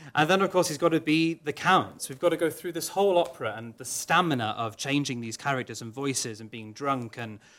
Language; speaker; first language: English; non-native, local second language; Welsh